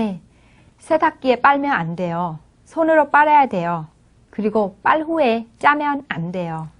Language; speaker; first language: Korean; non-native, fluent; Vietnamese